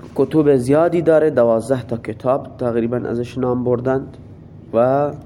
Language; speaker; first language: Persian; non-native, local second language; Baluchi